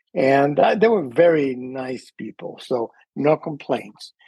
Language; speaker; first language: English; early bilingual, other home language; Spanish